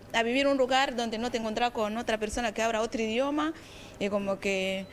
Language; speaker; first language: Spanish; non-native, fluent; Kinyarwanda